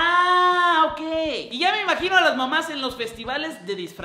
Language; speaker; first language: Spanish; native; Spanish